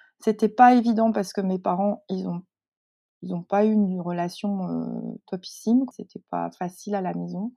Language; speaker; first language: French; native; French